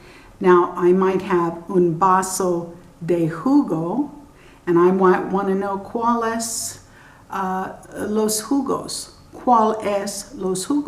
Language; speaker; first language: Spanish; non-native, learner; English